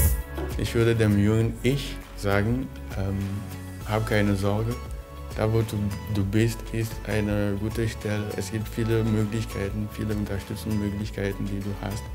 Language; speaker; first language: German; non-native, fluent; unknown